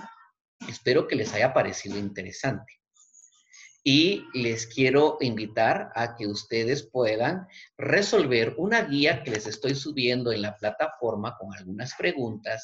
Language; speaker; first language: Spanish; native; Spanish